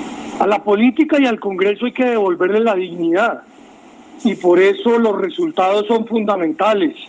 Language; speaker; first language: Spanish; native; Spanish